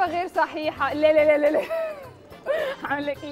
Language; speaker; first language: Arabic; native; Arabic